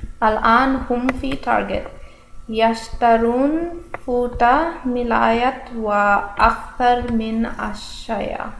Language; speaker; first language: Arabic; non-native, learner; English